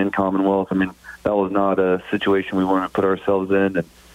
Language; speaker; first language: English; native; English